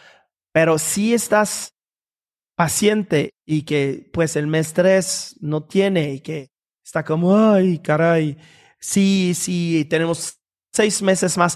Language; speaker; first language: Spanish; non-native, fluent; French